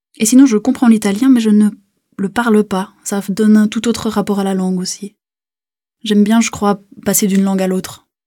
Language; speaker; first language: French; native; French